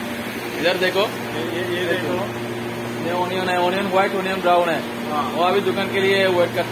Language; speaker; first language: Hindi; non-native, learner; Bangla